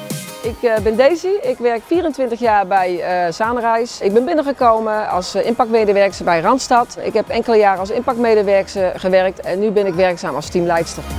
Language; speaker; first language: Dutch; native; Dutch